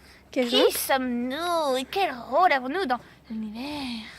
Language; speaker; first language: French; native; French